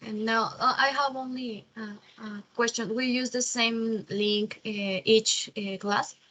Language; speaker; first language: English; non-native, learner; Spanish